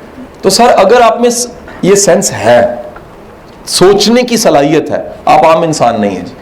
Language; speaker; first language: Urdu; native; Urdu